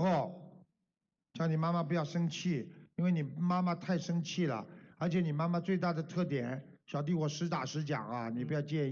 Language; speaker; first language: Chinese; native; Chinese